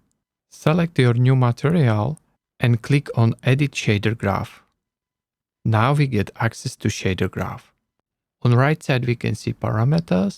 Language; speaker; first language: English; non-native, learner; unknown